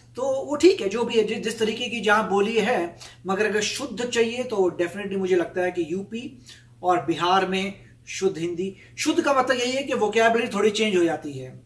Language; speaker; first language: Hindi; native; Hindi